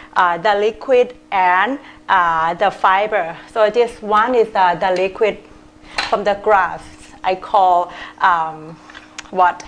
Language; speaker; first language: English; non-native, local second language; Thai